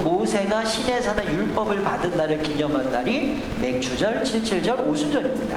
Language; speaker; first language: Korean; native; Korean